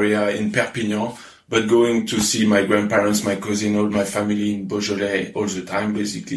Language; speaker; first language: English; non-native, fluent; French